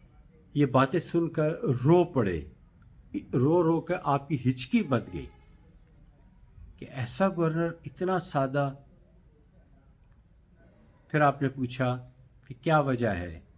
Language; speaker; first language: Urdu; native; Urdu